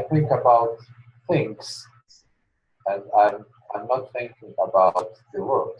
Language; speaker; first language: English; non-native, learner; Polish